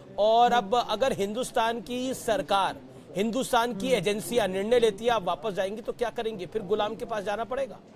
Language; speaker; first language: Hindi; native; Hindi